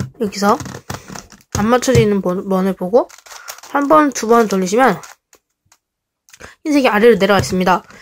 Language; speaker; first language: Korean; native; Korean